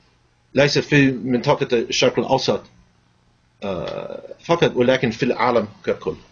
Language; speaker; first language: Arabic; non-native, fluent; English